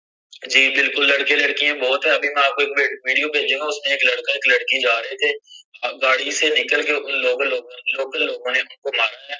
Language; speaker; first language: Urdu; native; Urdu